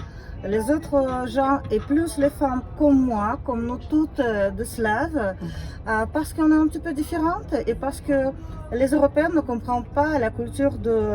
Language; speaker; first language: French; non-native, fluent; Russian